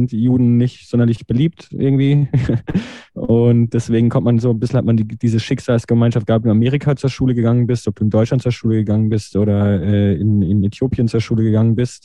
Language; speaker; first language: German; native; German